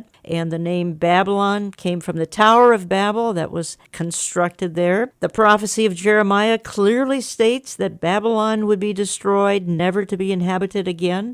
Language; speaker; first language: English; native; English